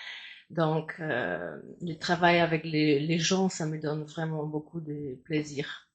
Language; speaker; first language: French; non-native, fluent; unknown